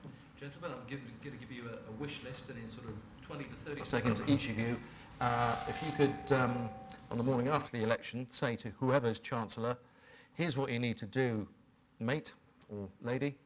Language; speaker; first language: English; native; English